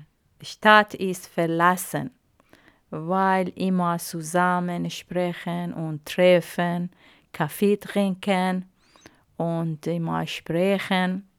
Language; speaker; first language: German; non-native, learner; Arabic